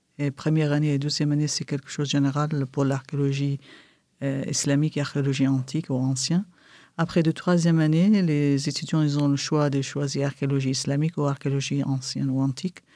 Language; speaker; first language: French; non-native, fluent; Kurdish